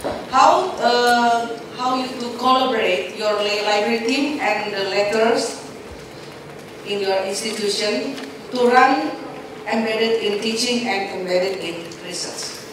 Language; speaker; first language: English; non-native, learner; Javanese